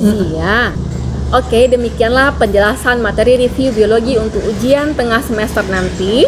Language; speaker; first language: Indonesian; native; Indonesian